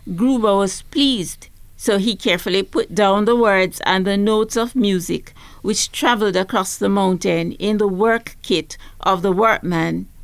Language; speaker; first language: English; native; English